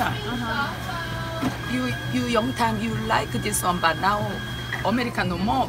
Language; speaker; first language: English; non-native, learner; Korean